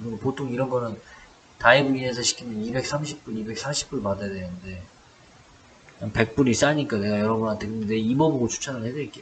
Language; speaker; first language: Korean; native; Korean